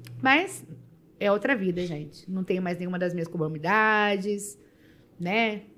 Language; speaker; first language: Portuguese; native; Portuguese